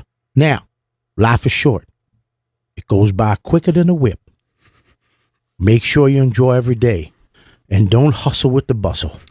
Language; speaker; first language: English; native; English